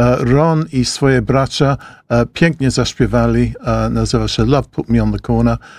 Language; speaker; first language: Polish; early bilingual, heritage; Polish